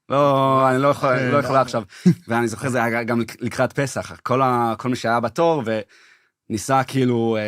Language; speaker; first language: Hebrew; early bilingual, heritage; English